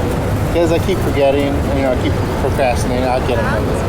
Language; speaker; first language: English; native; English